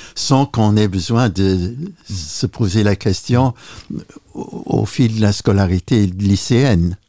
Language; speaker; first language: French; non-native, local second language; Luxembourgish